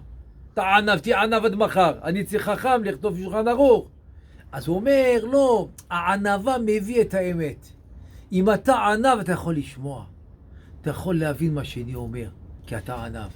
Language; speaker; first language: Hebrew; non-native, fluent; French